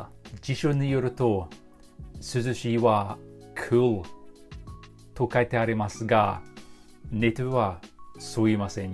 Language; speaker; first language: Japanese; non-native, fluent; English